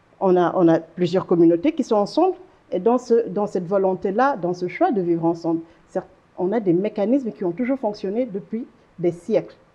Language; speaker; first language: French; non-native, local second language; Wolof